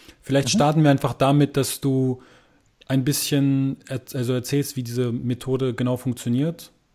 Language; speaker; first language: German; native; German